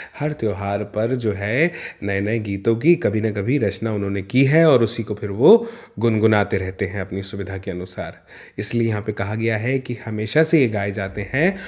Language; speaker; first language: Hindi; native; Hindi